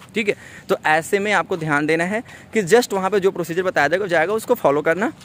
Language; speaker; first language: Hindi; native; Hindi